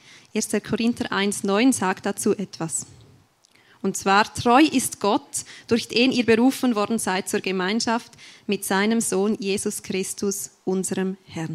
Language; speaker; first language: German; native; German